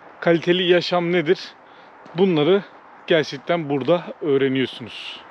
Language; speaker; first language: Turkish; native; Turkish